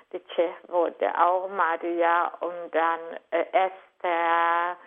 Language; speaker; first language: German; non-native, fluent; Hungarian